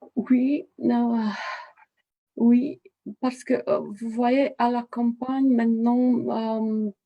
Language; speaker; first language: French; non-native, fluent; Romanian